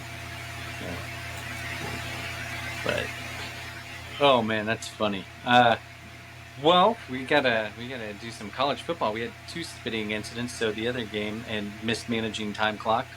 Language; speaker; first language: English; native; English